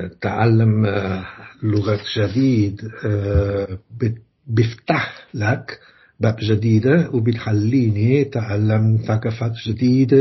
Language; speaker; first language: Arabic; non-native, learner; Italian